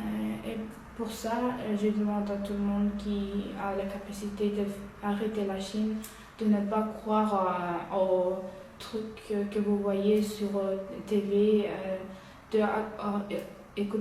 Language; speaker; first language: French; non-native, learner; Uyghur